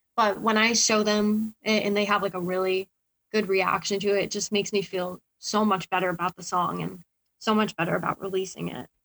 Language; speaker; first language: English; native; English